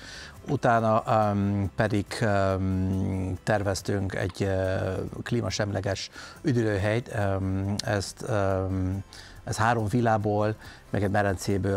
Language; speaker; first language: Hungarian; non-native, fluent; Dutch